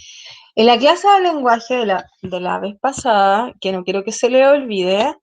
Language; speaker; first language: Spanish; native; Spanish